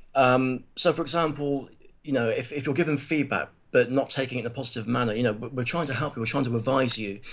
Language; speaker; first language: English; native; English